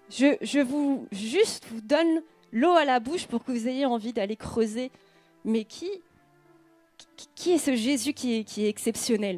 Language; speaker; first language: French; native; French